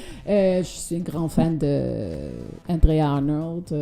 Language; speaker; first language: French; non-native, fluent; Danish